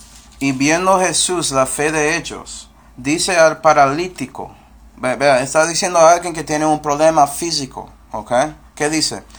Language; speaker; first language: Spanish; non-native, fluent; English